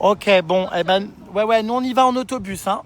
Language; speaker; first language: French; native; French